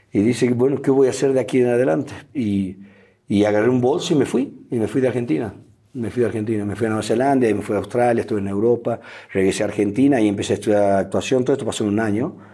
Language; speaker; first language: Spanish; native; Spanish